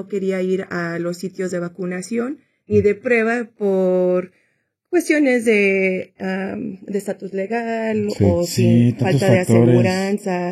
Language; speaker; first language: Spanish; early bilingual, heritage; Spanish